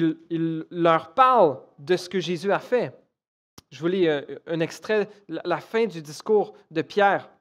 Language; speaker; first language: French; native; French